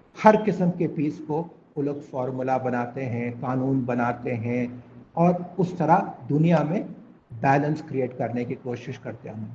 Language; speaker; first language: Urdu; non-native, local second language; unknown